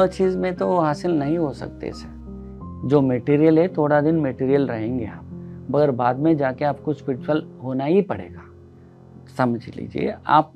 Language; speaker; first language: Hindi; non-native, local second language; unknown